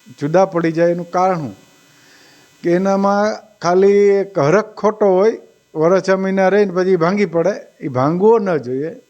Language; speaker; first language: Gujarati; native; Gujarati